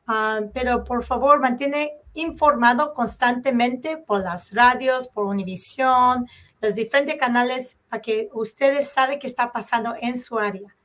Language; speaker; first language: Spanish; early bilingual, heritage; Spanish